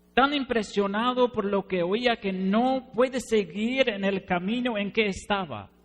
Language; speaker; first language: Spanish; non-native, fluent; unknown